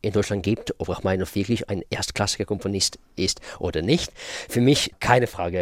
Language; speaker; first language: German; non-native, fluent; Russian